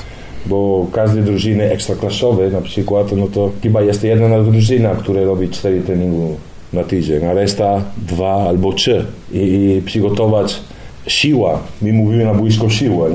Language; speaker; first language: Polish; non-native, learner; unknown